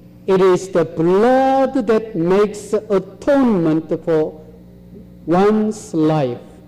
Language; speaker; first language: English; non-native, fluent; Korean